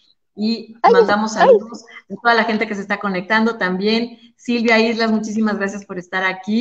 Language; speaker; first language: Spanish; native; Spanish